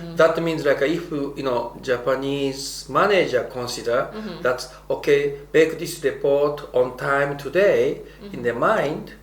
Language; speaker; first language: English; non-native, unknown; Japanese